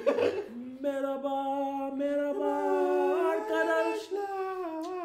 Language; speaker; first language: Turkish; non-native, learner; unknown